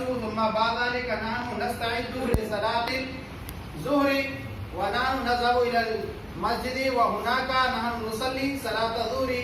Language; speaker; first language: Arabic; non-native, fluent; Urdu